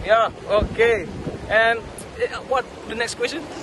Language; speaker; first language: English; non-native, learner; Indonesian